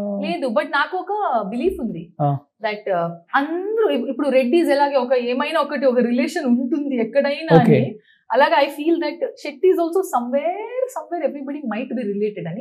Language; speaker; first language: Telugu; non-native, learner; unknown